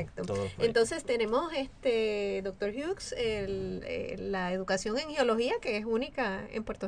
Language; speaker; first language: Spanish; native; Spanish